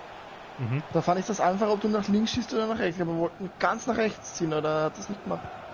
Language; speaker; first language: German; native; German